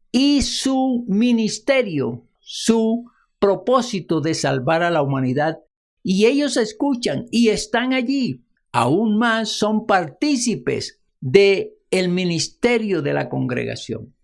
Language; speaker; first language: Spanish; native; Spanish